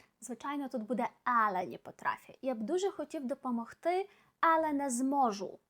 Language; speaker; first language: Polish; non-native, fluent; Ukrainian